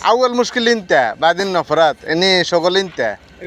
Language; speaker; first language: Arabic; non-native, learner; Bangla